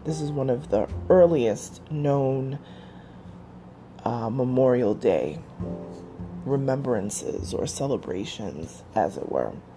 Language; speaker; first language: English; native; English